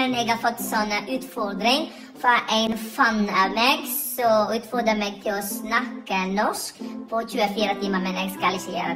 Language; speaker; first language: Norwegian; non-native, fluent; Iloko